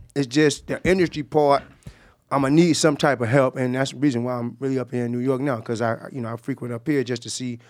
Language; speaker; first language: English; native; English